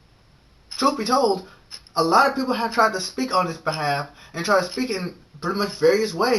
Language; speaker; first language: English; native; English